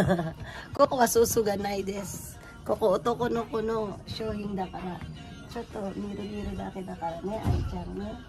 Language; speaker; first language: Japanese; non-native, fluent; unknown